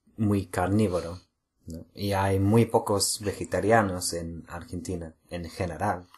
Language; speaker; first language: Spanish; non-native, fluent; English